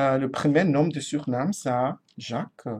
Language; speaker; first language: French; non-native, fluent; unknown